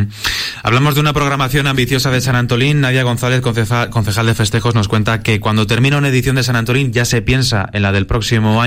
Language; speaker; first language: Spanish; native; Spanish